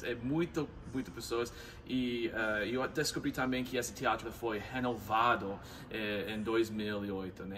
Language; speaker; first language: Portuguese; non-native, learner; English